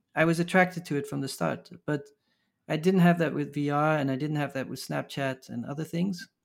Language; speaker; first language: English; early bilingual, other home language; Dutch